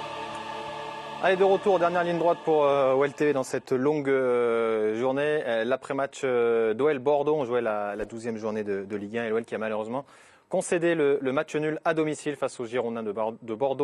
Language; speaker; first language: French; native; French